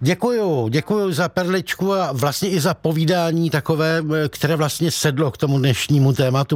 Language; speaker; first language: Czech; native; Czech